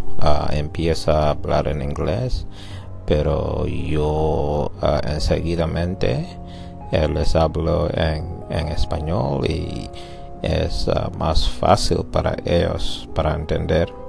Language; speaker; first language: Spanish; non-native, learner; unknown